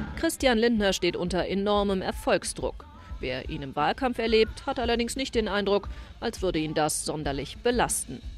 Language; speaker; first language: German; native; German